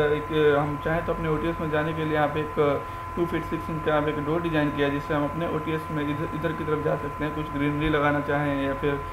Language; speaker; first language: Hindi; native; Hindi